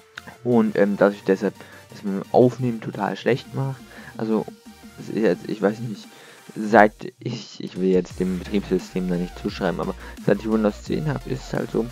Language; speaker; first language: German; native; German